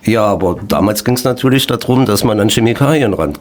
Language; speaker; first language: German; native; German